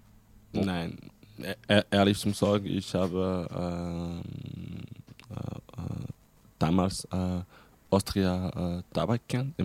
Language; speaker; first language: German; non-native, fluent; French